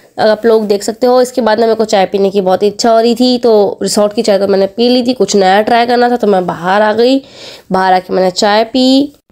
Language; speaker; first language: Hindi; native; Hindi